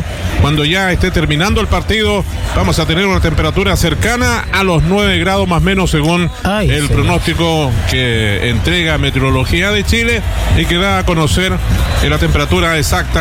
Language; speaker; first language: Spanish; native; Spanish